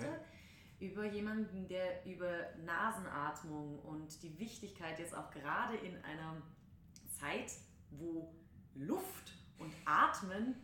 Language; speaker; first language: German; native; German